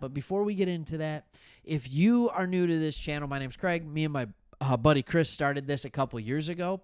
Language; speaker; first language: English; native; English